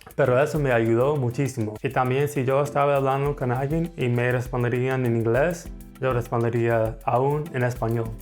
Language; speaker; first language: Spanish; non-native, fluent; English